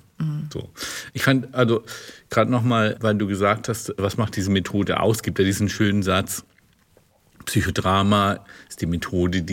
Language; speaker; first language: German; native; German